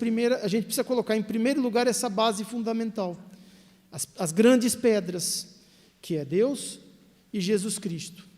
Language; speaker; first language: Portuguese; native; Portuguese